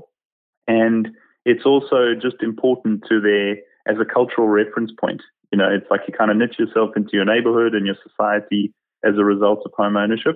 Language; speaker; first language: English; native; English